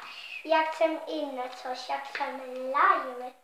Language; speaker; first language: Polish; early bilingual, heritage; Polish